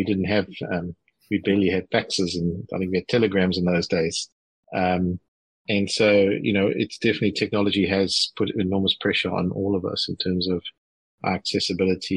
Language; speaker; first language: English; native; English